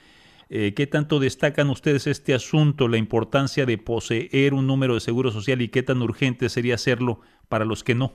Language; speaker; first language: Spanish; native; Spanish